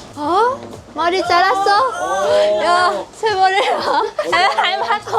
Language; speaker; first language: Korean; non-native, learner; Vietnamese